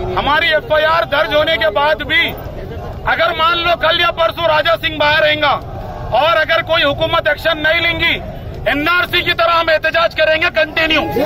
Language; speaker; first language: Hindi; non-native, local second language; Urdu